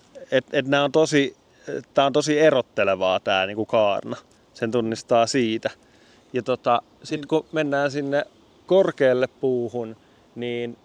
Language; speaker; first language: Finnish; native; Finnish